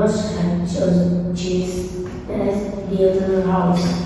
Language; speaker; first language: English; non-native, learner; Vietnamese